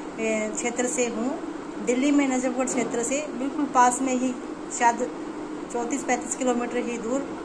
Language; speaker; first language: Hindi; native; Hindi